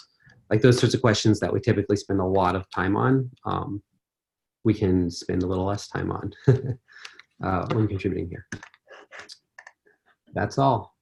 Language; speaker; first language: English; native; English